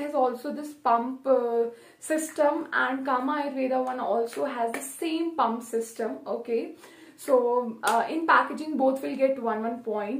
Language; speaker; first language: English; non-native, local second language; Hindi